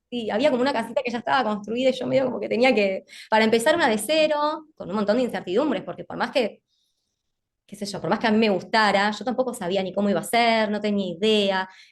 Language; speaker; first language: Spanish; native; Spanish